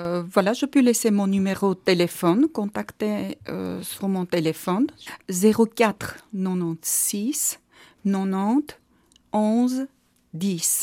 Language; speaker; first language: French; non-native, fluent; Armenian